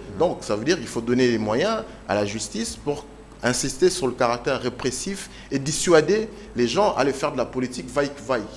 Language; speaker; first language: French; non-native, local second language; Lingala